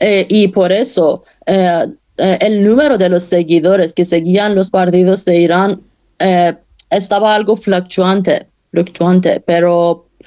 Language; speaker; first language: Spanish; non-native, fluent; Persian